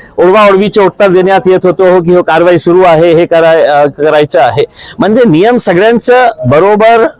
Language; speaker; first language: Marathi; non-native, local second language; Urdu